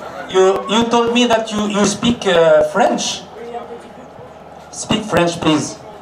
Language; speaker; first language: English; non-native, learner; French